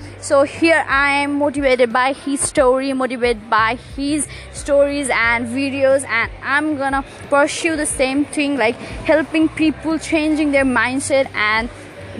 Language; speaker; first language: English; non-native, local second language; Nepali